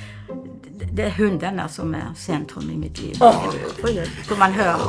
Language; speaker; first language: Swedish; non-native, fluent; German